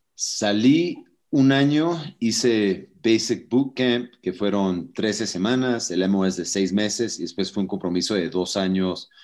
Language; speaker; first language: Spanish; native; Spanish